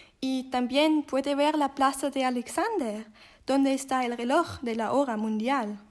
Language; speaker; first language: Spanish; non-native, learner; Swiss German